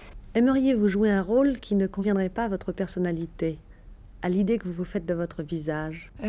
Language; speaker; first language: French; native; French